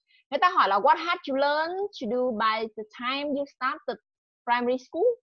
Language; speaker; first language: English; non-native, fluent; Vietnamese